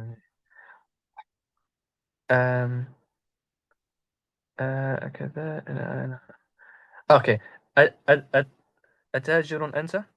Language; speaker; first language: Arabic; non-native, learner; Urdu